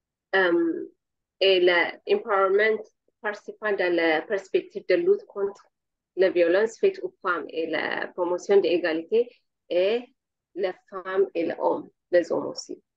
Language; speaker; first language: French; non-native, learner; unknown